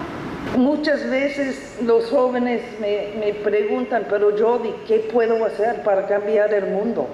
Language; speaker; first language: Spanish; non-native, fluent; English